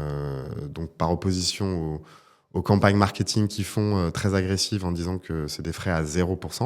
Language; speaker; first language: French; native; French